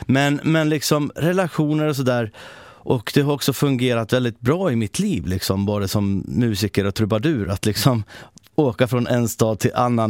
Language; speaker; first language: Swedish; native; Swedish